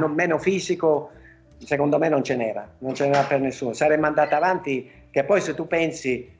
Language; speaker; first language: Italian; native; Italian